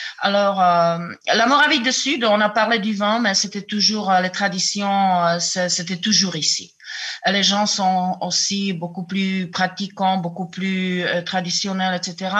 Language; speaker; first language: French; non-native, fluent; Czech